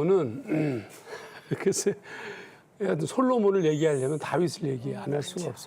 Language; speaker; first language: Korean; native; Korean